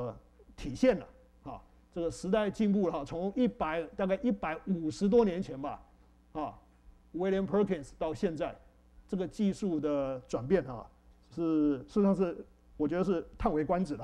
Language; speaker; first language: Chinese; native; Chinese